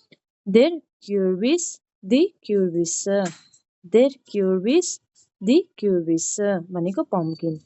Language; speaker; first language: German; non-native, learner; Nepali